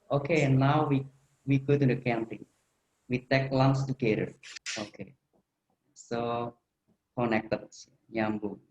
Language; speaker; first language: English; non-native, fluent; Indonesian